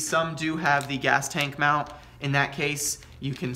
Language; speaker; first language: English; native; English